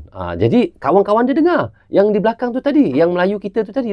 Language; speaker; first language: Malay; native; Malay